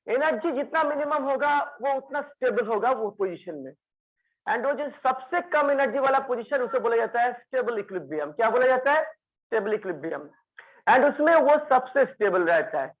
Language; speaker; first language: Hindi; non-native, local second language; Bangla